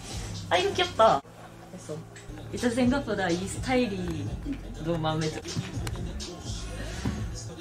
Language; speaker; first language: Korean; non-native, fluent; Japanese